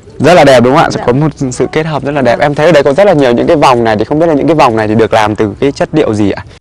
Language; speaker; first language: Vietnamese; native; Vietnamese